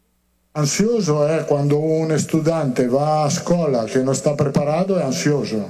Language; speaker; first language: Portuguese; non-native, learner; Italian